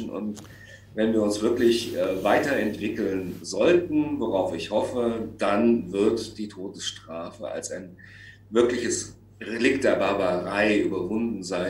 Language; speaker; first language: German; native; German